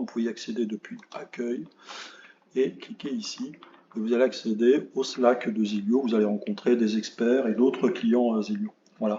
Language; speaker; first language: French; native; French